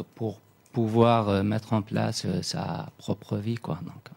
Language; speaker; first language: French; non-native, local second language; Kabyle